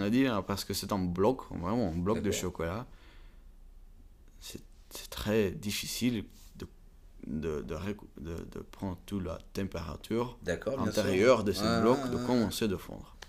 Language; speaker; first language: French; non-native, learner; Dutch